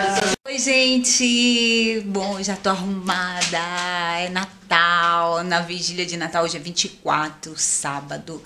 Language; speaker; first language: Portuguese; native; Portuguese